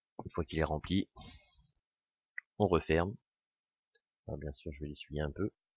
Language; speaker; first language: French; native; French